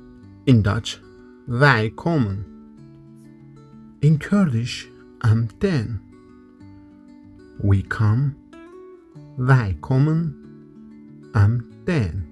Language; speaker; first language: Dutch; non-native, learner; Kurdish